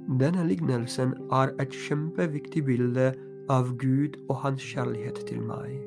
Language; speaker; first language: Norwegian; non-native, fluent; Polish